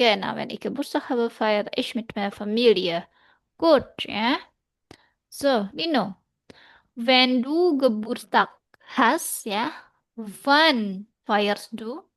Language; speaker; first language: German; non-native, fluent; Indonesian